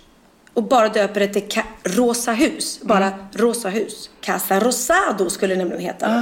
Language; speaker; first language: Swedish; native; Swedish